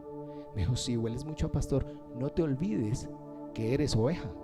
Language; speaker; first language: Spanish; native; Spanish